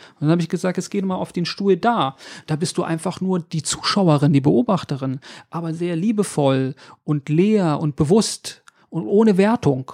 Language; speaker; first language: German; native; German